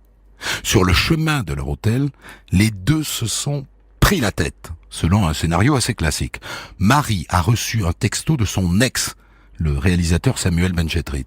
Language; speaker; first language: French; native; French